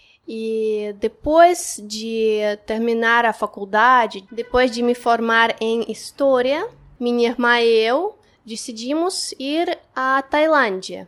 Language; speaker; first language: Portuguese; non-native, fluent; Russian